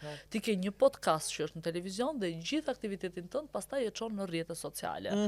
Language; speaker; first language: Albanian; native; Albanian